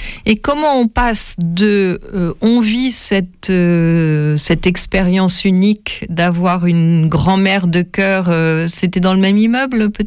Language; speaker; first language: French; native; French